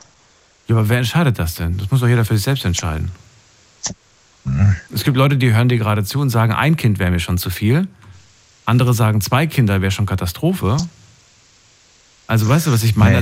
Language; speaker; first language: German; native; German